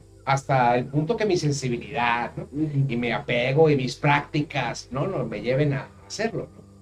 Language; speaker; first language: Spanish; native; Spanish